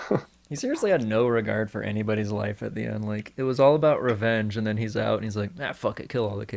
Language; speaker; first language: English; native; English